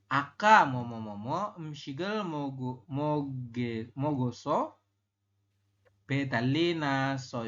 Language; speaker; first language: Korean; non-native, fluent; Indonesian